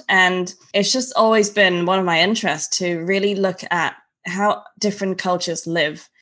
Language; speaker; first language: English; non-native, local second language; Cantonese